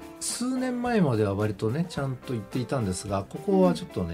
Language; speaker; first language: Japanese; native; Japanese